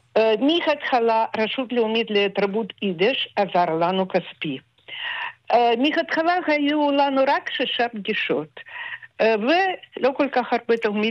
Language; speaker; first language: Hebrew; non-native, fluent; Russian